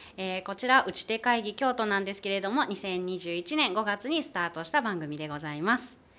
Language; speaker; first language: Japanese; native; Japanese